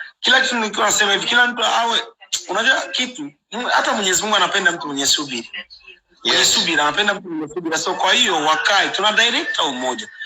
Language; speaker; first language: Swahili; non-native, local second language; Rundi